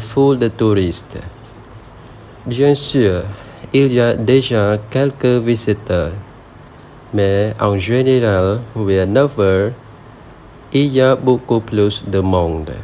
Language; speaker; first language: French; non-native, learner; Khmer